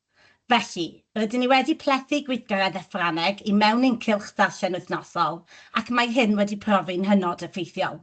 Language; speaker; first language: Welsh; native; Welsh